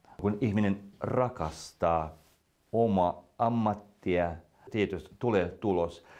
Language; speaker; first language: Finnish; non-native, fluent; Russian